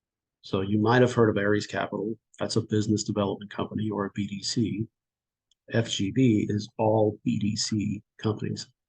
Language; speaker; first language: English; native; English